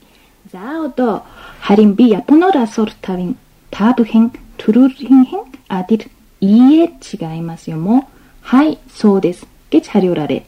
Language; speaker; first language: Mongolian; non-native, fluent; Japanese